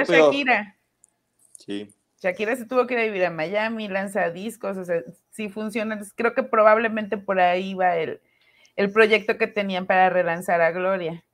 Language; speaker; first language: Spanish; native; Spanish